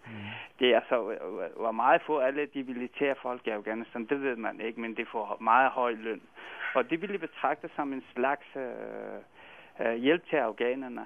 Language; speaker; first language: Danish; non-native, fluent; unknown